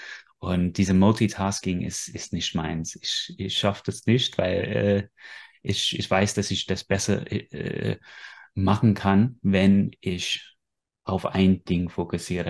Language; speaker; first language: German; non-native, fluent; English